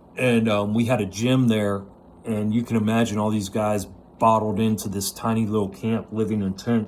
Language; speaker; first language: English; native; English